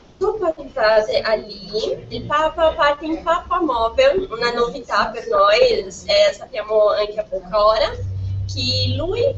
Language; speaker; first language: Italian; non-native, learner; Portuguese